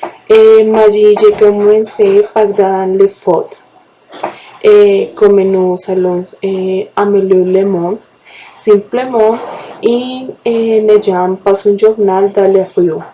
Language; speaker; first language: French; non-native, learner; Spanish